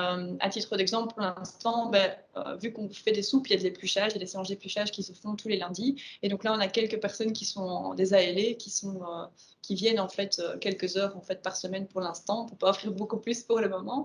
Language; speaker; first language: French; native; French